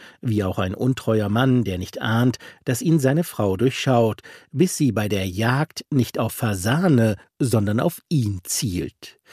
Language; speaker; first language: German; native; German